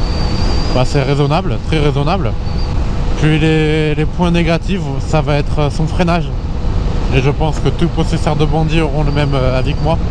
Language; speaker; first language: French; native; French